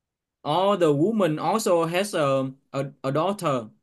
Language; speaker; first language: English; non-native, learner; Vietnamese